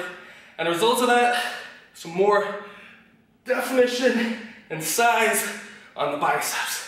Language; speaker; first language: English; native; English